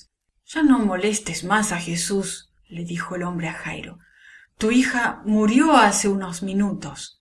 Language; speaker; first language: Spanish; native; Spanish